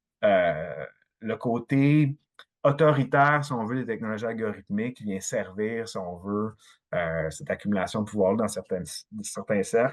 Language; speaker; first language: French; native; French